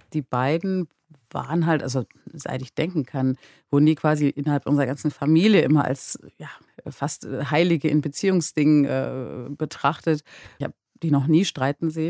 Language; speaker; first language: German; native; German